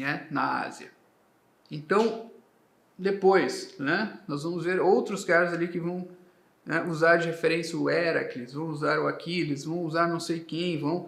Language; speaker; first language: Portuguese; native; Portuguese